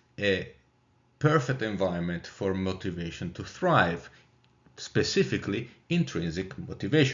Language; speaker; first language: English; non-native, fluent; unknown